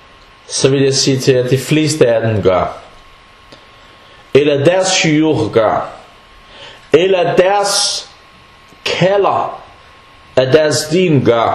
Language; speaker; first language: Danish; non-native, fluent; Arabic